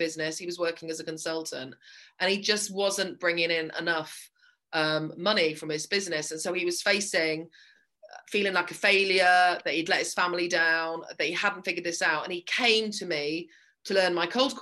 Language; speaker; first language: English; native; English